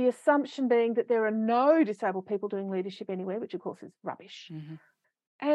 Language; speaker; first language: English; native; English